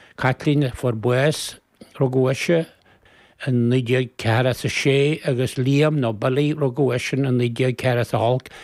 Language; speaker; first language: Irish; native; Irish